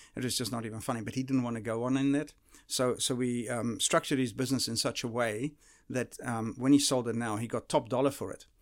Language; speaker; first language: English; early bilingual, other home language; Dutch